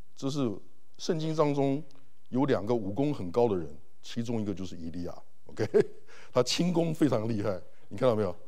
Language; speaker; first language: Chinese; early bilingual, heritage; Chinese